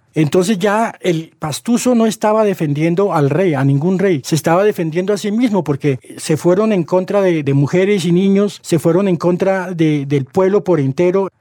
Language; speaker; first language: Spanish; native; Spanish